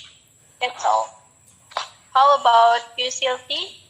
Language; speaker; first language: English; non-native, learner; Indonesian